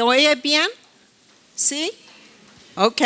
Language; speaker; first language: Spanish; non-native, fluent; English